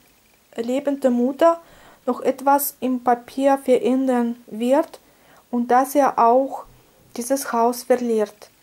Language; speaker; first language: German; non-native, fluent; Russian